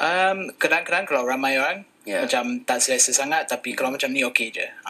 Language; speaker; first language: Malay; non-native, fluent; English